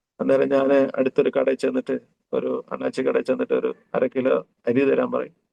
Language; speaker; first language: Malayalam; early bilingual, heritage; Malayalam